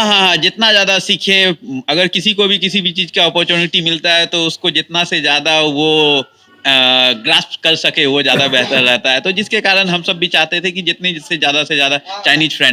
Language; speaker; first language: Hindi; native; Hindi